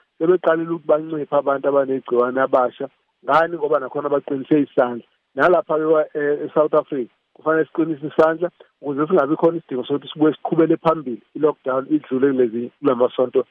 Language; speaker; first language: Zulu; native; Zulu